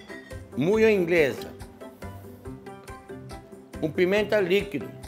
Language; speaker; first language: Portuguese; non-native, fluent; French